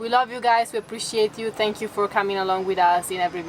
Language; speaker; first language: English; non-native, fluent; Italian